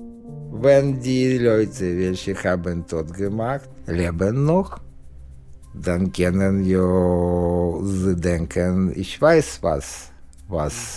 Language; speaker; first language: German; non-native, learner; Russian